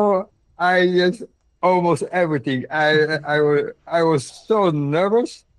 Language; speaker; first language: English; non-native, learner; Dutch